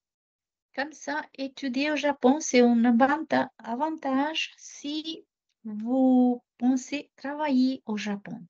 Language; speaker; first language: French; non-native, fluent; Japanese